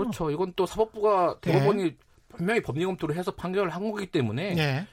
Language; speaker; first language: Korean; native; Korean